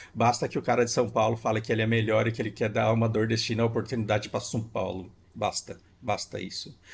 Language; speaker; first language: Portuguese; native; Portuguese